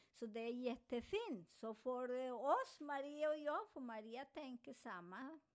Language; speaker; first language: Swedish; non-native, fluent; Spanish